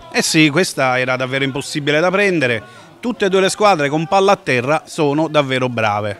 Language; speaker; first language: Italian; native; Italian